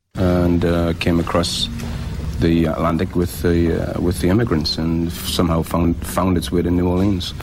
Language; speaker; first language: English; native; English